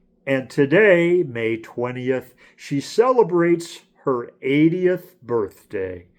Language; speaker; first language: English; native; English